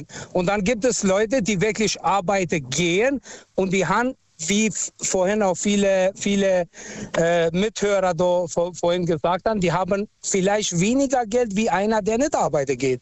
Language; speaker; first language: German; non-native, fluent; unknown